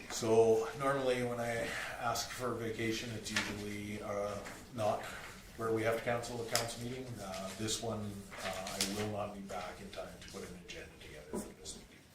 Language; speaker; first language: English; native; English